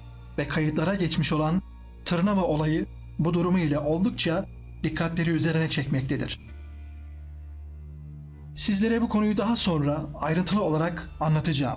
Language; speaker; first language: Turkish; native; Turkish